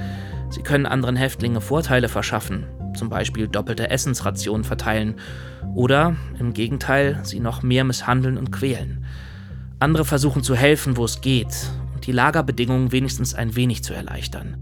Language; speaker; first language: German; native; German